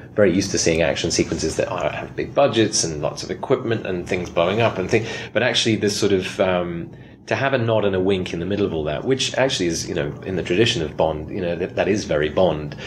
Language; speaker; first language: English; native; English